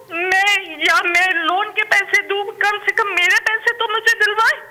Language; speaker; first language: Urdu; native; Urdu